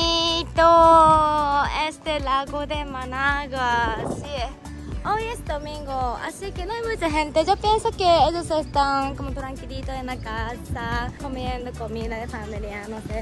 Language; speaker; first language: Spanish; non-native, learner; Japanese